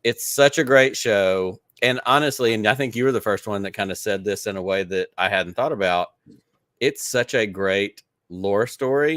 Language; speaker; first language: English; native; English